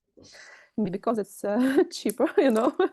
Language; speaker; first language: English; non-native, learner; Russian